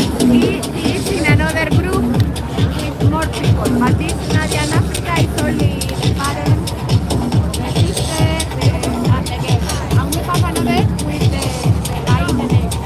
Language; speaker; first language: English; non-native, fluent; Spanish